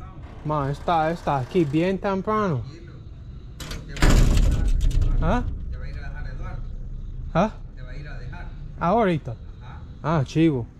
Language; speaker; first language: Spanish; non-native, learner; English